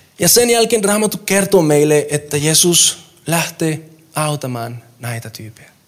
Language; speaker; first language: Finnish; non-native, fluent; Spanish